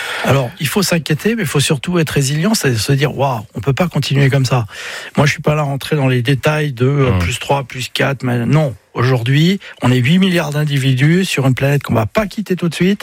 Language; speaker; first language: French; native; French